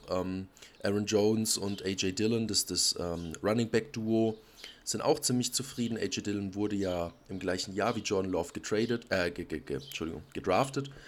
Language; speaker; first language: German; native; German